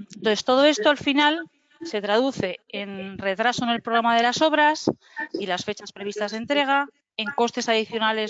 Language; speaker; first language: Spanish; native; Spanish